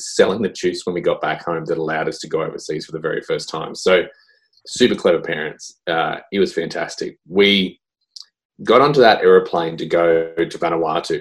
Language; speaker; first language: English; native; English